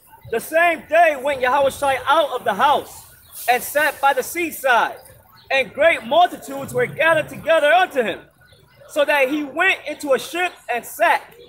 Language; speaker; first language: English; native; English